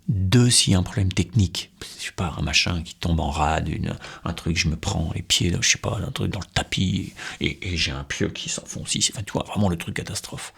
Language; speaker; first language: French; native; French